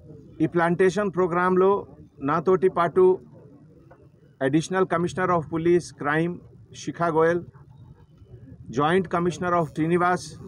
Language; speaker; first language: Telugu; non-native, fluent; Hindi